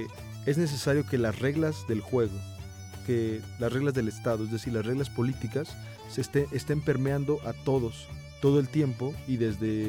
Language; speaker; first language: Spanish; native; Spanish